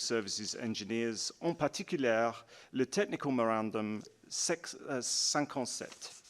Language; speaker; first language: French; non-native, learner; English